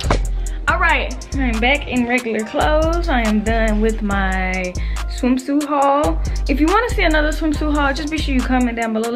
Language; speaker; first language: English; native; English